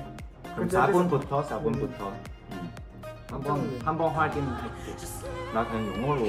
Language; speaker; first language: Korean; non-native, learner; Cantonese